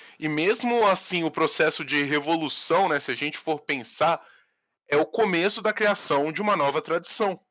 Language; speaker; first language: Portuguese; native; Portuguese